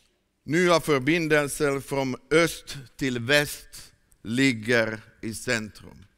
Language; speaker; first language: Swedish; non-native, fluent; Finnish